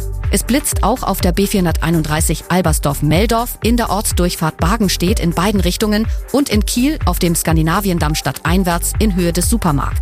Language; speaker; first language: German; native; German